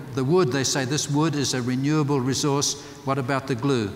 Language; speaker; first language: English; native; English